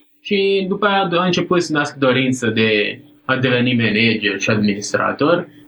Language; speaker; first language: Romanian; non-native, fluent; Italian